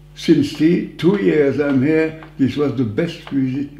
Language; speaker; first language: English; non-native, fluent; French